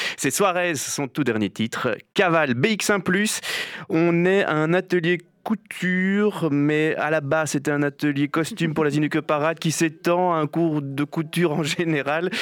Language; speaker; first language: French; native; French